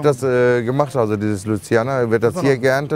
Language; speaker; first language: German; non-native, fluent; Turkish